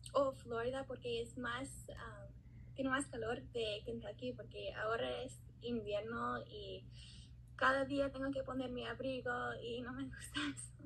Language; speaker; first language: Spanish; non-native, learner; English